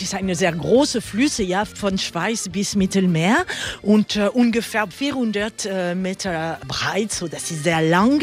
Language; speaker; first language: German; non-native, learner; French